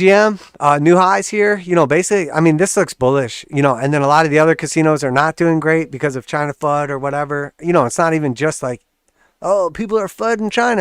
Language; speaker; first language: English; native; English